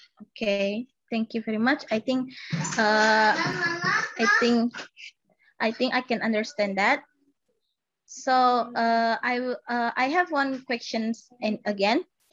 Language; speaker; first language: English; non-native, learner; Indonesian